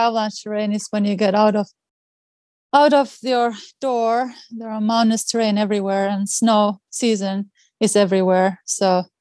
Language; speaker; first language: English; non-native, fluent; Finnish